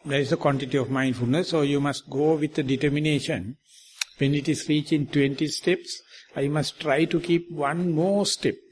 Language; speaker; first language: English; non-native, local second language; Sinhala